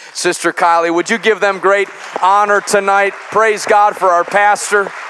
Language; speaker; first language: English; native; English